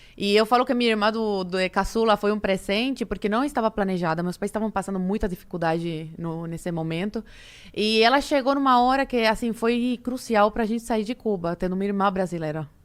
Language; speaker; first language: Portuguese; early bilingual, other home language; Spanish